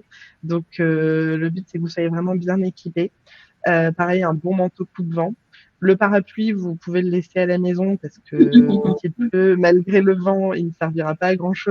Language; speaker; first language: French; native; French